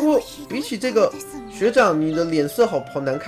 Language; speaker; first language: Chinese; native; Chinese